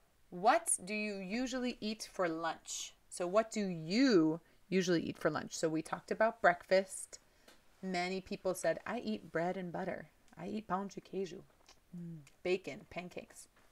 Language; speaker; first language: English; native; English